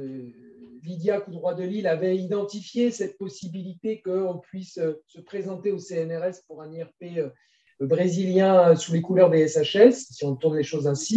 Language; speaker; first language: French; native; French